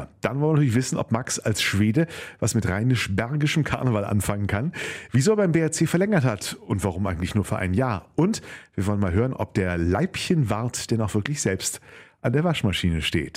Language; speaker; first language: German; native; German